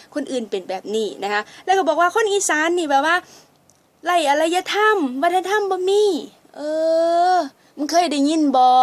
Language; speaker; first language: Thai; native; Thai